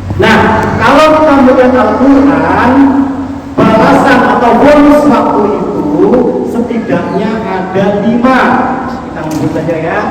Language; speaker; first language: Indonesian; non-native, local second language; Javanese